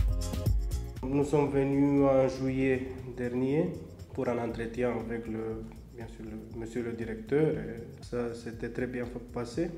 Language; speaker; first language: French; non-native, learner; Romanian